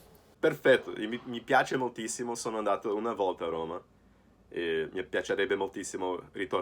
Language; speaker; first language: Italian; non-native, fluent; Portuguese